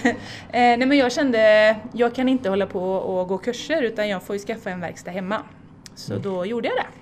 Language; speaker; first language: Swedish; native; Swedish